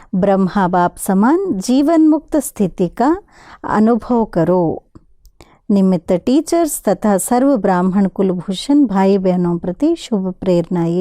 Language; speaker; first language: Hindi; non-native, local second language; Telugu